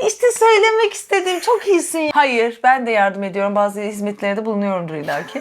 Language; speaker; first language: Turkish; native; Turkish